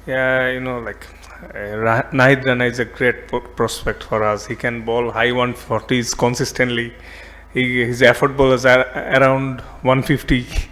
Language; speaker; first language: English; non-native, local second language; Bangla